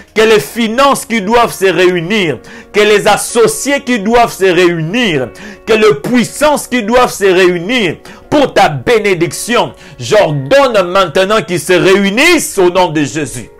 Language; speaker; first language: French; non-native, local second language; Lingala